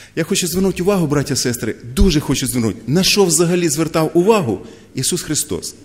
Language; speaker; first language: Ukrainian; non-native, local second language; Russian